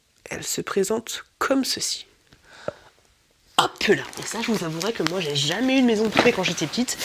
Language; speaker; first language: French; native; French